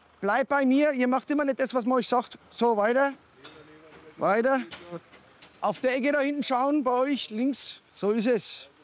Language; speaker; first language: German; early bilingual, other home language; Italian